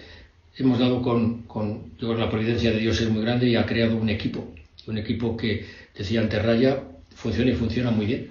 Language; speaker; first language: Spanish; native; Spanish